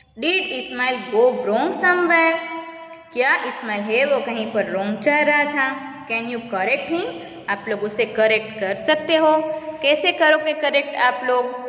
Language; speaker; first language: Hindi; non-native, local second language; Gujarati